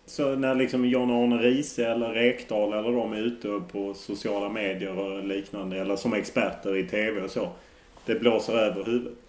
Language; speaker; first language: Swedish; native; Swedish